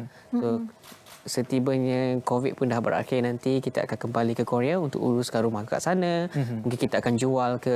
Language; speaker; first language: Malay; native; Malay